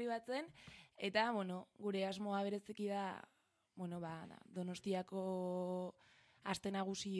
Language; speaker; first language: Basque; native; Basque